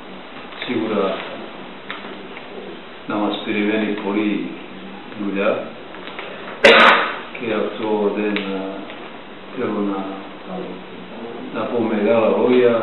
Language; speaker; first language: Greek; non-native, fluent; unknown